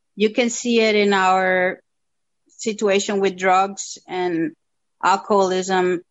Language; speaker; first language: English; non-native, fluent; Spanish